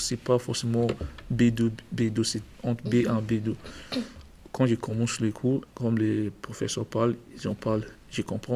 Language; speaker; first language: French; non-native, learner; English